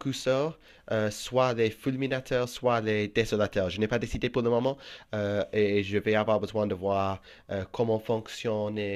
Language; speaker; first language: French; non-native, fluent; English